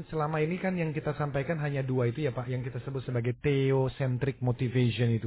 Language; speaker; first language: Indonesian; native; Indonesian